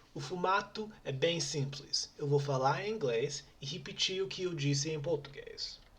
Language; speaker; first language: Portuguese; non-native, fluent; English